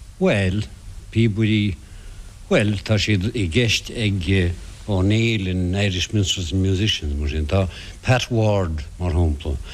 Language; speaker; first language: Irish; non-native, local second language; English